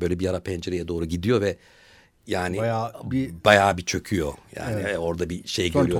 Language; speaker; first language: Turkish; native; Turkish